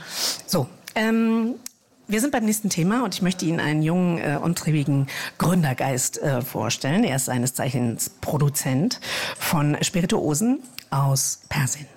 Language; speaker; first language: German; native; German